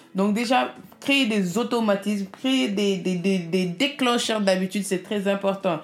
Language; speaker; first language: French; non-native, local second language; Wolof